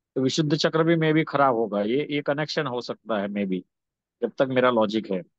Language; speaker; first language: Hindi; non-native, local second language; Gujarati